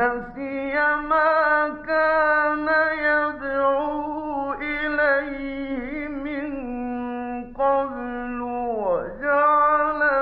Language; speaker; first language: Arabic; native; Arabic